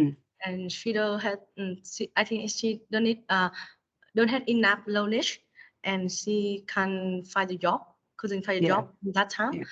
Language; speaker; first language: English; non-native, learner; Vietnamese